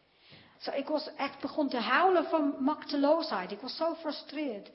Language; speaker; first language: Dutch; non-native, fluent; English